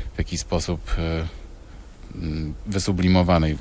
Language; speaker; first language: Polish; native; Polish